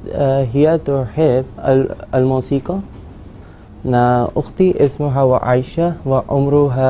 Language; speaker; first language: Arabic; non-native, learner; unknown